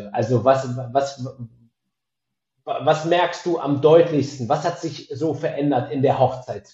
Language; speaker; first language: German; native; German